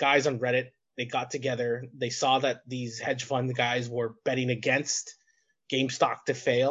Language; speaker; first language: English; native; English